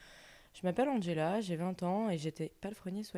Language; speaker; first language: French; native; French